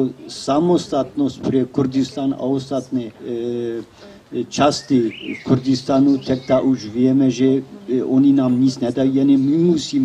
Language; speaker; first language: Czech; non-native, learner; Kurdish